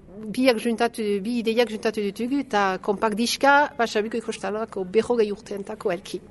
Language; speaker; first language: Basque; native; Basque